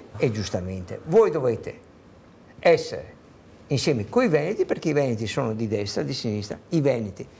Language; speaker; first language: Italian; native; Italian